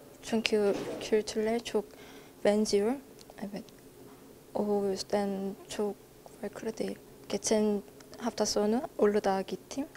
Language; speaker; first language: Turkish; non-native, learner; Korean